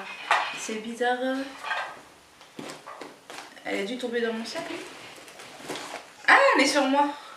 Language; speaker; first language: French; native; French